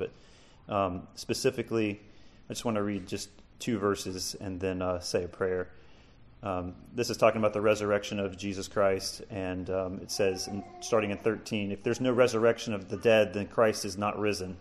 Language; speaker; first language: English; native; English